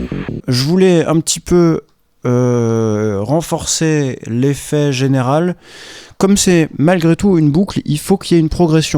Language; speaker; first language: French; native; French